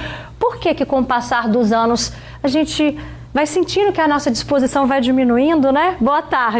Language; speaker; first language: Portuguese; native; Portuguese